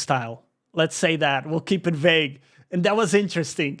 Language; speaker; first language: English; native; English